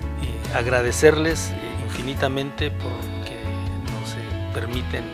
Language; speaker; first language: Spanish; native; Spanish